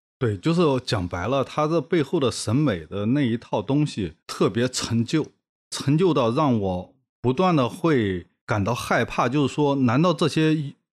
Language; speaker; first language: Chinese; native; Chinese